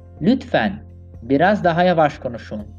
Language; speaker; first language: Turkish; non-native, learner; Portuguese